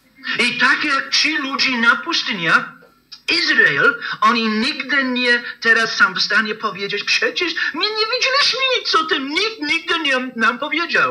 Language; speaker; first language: Polish; non-native, learner; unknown